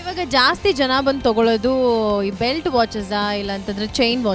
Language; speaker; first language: Kannada; native; Kannada